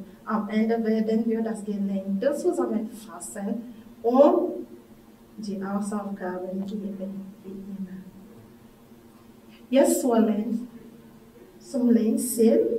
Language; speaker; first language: German; non-native, fluent; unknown